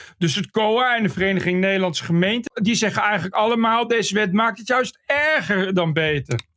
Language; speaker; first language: Dutch; native; Dutch